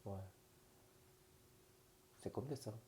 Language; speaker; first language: French; non-native, learner; Korean